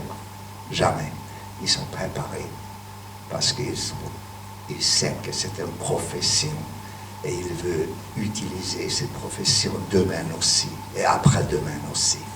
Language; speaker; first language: French; non-native, fluent; Hungarian